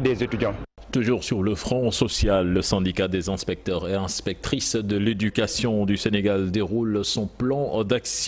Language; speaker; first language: French; non-native, local second language; Wolof